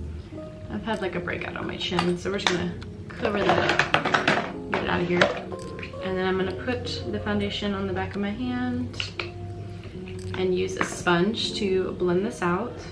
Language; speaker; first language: English; native; English